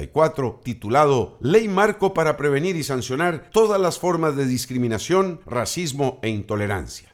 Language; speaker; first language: Spanish; native; Spanish